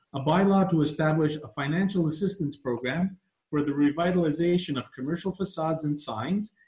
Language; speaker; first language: English; native; English